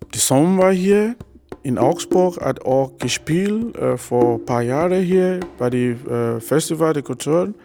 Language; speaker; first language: German; non-native, learner; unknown